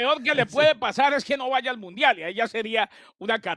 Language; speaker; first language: Spanish; native; Spanish